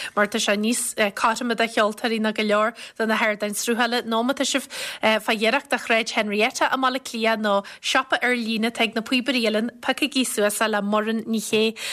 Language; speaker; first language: Irish; native; Irish